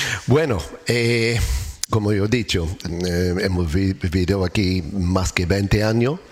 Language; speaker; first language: Spanish; non-native, learner; English